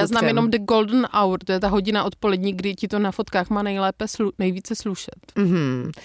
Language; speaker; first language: Czech; native; Czech